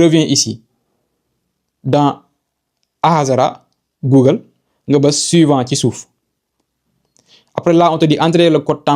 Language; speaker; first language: French; non-native, local second language; Wolof